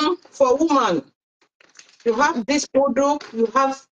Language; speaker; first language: English; non-native, local second language; French